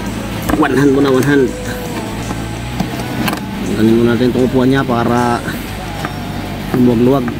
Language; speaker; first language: Filipino; native; Filipino